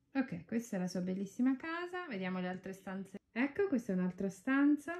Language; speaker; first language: Italian; native; Italian